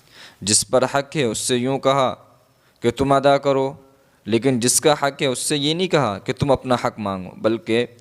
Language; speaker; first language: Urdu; non-native, local second language; Gujarati